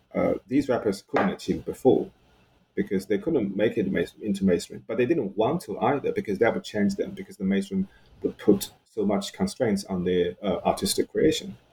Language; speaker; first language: English; non-native, fluent; Chinese